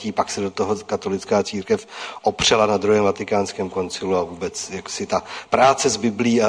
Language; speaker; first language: Czech; native; Czech